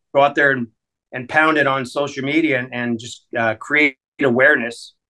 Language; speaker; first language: English; native; English